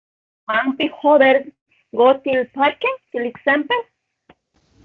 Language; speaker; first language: Swedish; non-native, learner; Spanish